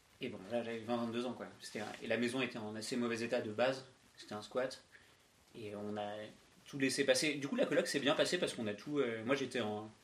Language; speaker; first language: French; native; French